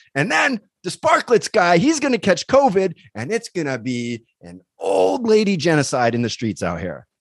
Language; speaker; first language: English; native; English